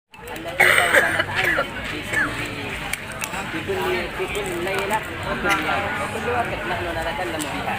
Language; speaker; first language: Arabic; non-native, learner; Indonesian